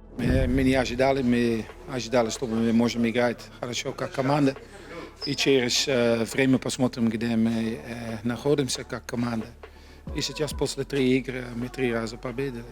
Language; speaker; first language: Russian; non-native, learner; Dutch